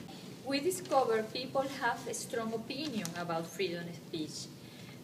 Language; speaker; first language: English; non-native, learner; Spanish